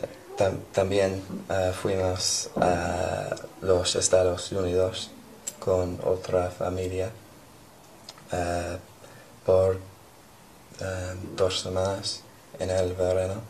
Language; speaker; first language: Spanish; non-native, learner; English